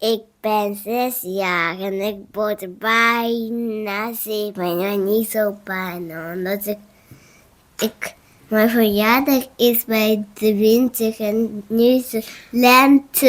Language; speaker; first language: Dutch; early bilingual, other home language; Russian